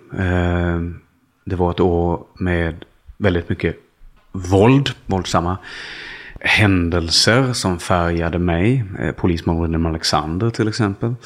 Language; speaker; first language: Swedish; native; Swedish